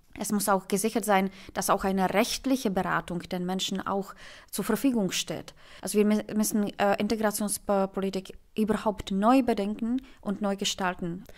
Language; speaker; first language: German; non-native, fluent; Czech